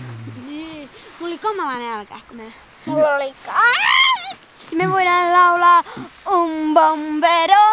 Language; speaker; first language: Finnish; early bilingual, heritage; Finnish